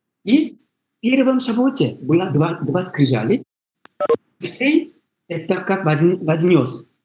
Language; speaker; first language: Russian; non-native, learner; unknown